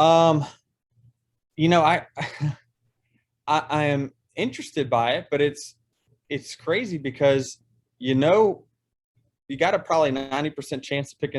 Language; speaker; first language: English; native; English